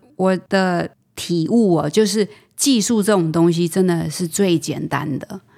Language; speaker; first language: Chinese; native; Chinese